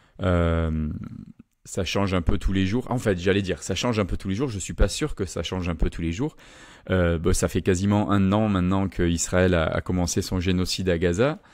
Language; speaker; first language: French; native; French